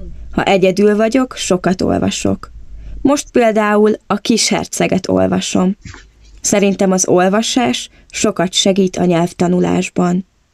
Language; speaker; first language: Hungarian; non-native, learner; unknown